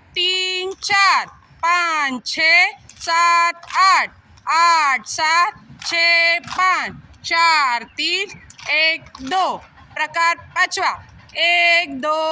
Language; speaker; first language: Hindi; non-native, local second language; Marathi